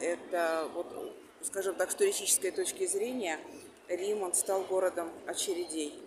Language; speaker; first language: Russian; native; Russian